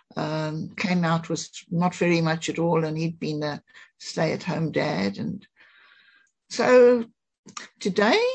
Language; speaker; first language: English; native; English